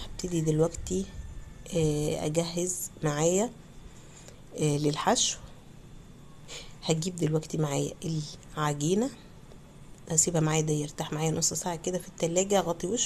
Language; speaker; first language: Arabic; native; Arabic